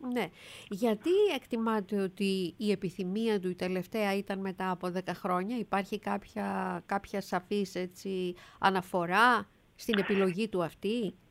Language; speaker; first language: Greek; native; Greek